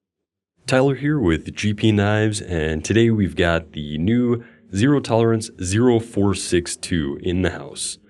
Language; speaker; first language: English; native; English